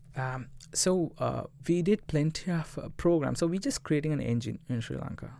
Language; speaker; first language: English; non-native, local second language; Tamil